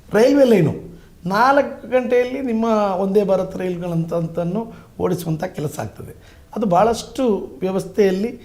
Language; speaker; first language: Kannada; non-native, local second language; Badaga